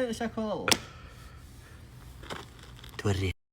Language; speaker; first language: Arabic; native; Arabic